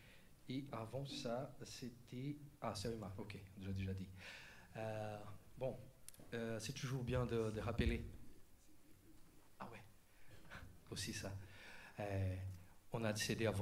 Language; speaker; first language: French; non-native, learner; Portuguese